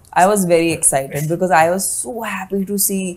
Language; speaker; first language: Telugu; non-native, fluent; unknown